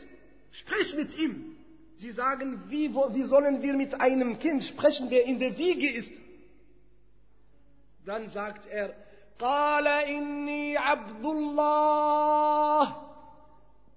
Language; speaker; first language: German; non-native, fluent; Arabic